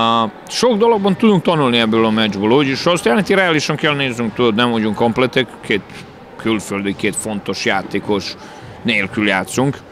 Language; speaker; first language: Hungarian; non-native, learner; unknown